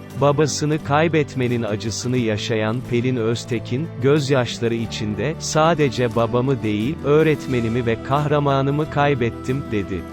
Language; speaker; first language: Turkish; native; Turkish